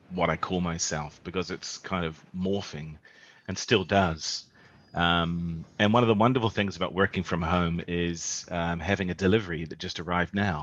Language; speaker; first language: English; native; English